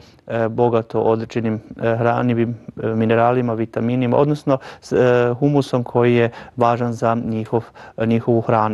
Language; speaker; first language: Croatian; native; Croatian